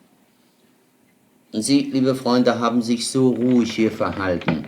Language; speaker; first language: German; native; German